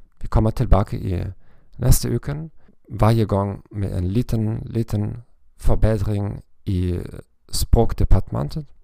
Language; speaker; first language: Swedish; non-native, learner; German